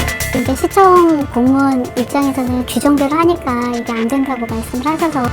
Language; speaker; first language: Korean; native; Korean